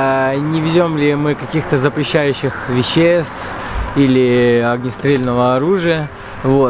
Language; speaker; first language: Russian; native; Russian